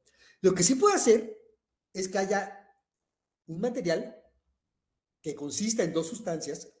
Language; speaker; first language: Spanish; native; Spanish